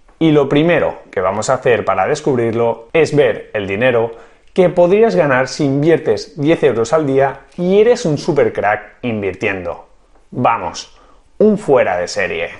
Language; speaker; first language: Spanish; native; Spanish